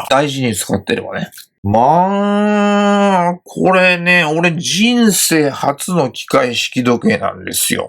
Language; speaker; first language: Japanese; native; Japanese